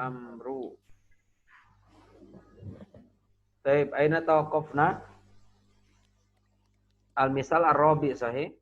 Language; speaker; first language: Arabic; non-native, fluent; Indonesian